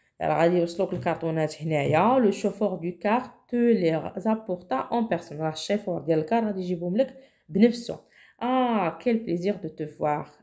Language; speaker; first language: French; non-native, local second language; Arabic